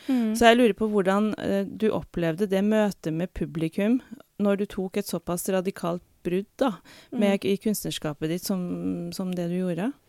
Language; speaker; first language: Norwegian; native; Norwegian